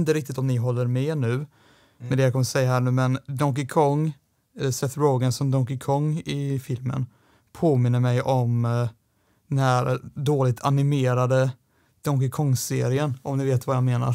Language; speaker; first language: Swedish; native; Swedish